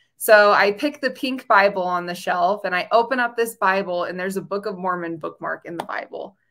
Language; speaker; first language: English; native; English